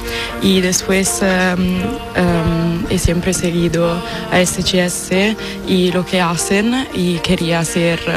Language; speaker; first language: Spanish; non-native, fluent; Italian